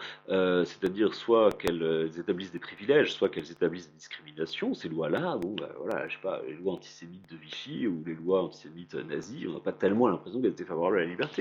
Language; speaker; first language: French; native; French